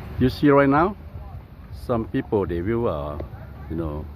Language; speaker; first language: English; non-native, fluent; Lao